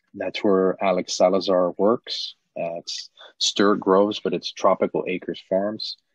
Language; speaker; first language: English; native; English